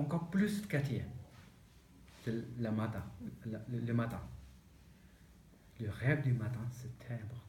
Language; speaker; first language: French; non-native, learner; Tibetan